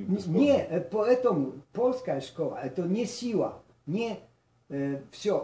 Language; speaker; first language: Russian; non-native, learner; Polish